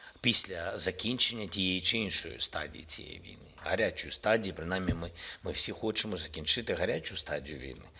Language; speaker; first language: Ukrainian; non-native, local second language; Russian